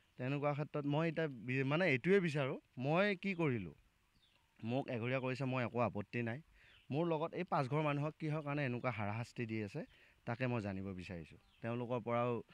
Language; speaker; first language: Assamese; native; Assamese